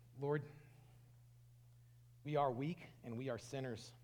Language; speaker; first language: English; native; English